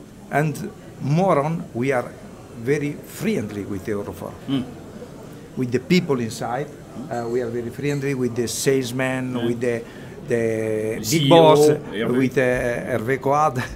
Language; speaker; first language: English; non-native, learner; Italian